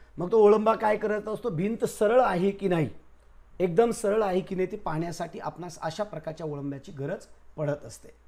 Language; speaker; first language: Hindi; non-native, local second language; Marathi